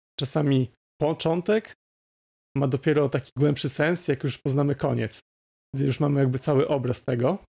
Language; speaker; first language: Polish; native; Polish